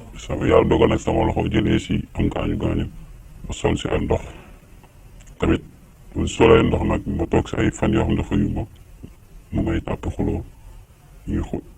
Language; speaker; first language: Wolof; native; Wolof